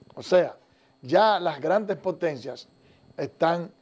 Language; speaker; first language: Spanish; native; Spanish